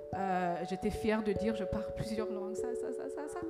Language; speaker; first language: French; early bilingual, other home language; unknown